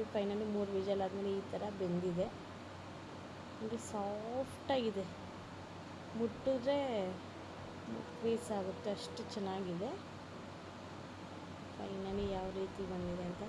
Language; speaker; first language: Kannada; native; Kannada